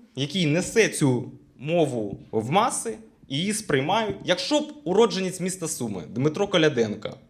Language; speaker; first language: Ukrainian; non-native, local second language; Russian